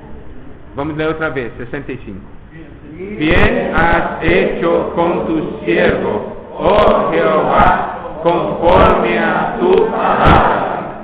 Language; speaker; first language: Spanish; non-native, fluent; Portuguese